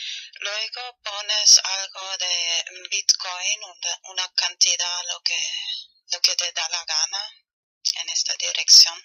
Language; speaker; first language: Spanish; non-native, fluent; German